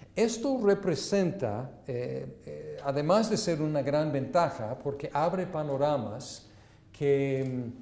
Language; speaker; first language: Spanish; non-native, fluent; English